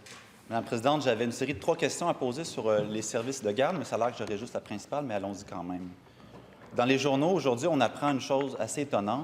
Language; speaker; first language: French; native; French